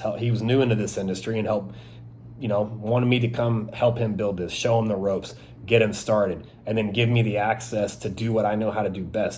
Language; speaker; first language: English; native; English